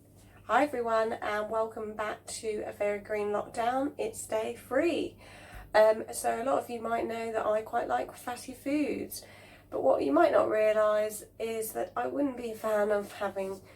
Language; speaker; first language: English; native; English